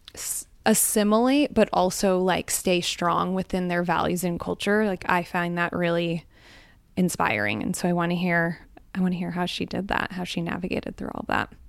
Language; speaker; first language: English; early bilingual, other home language; Gujarati